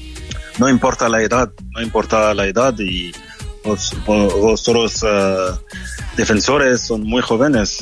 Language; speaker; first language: Spanish; non-native, learner; French